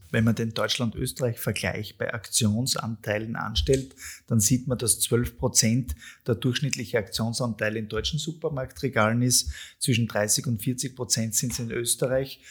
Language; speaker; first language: German; native; German